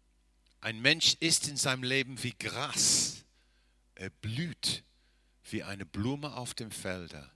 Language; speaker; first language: German; non-native, fluent; English